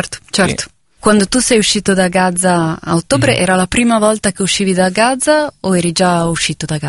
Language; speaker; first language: Italian; native; Italian